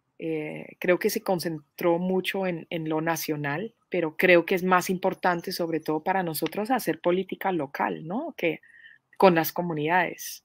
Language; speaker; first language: Spanish; non-native, fluent; Dutch